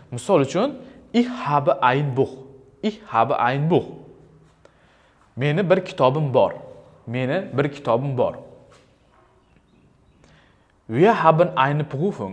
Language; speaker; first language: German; non-native, fluent; Uzbek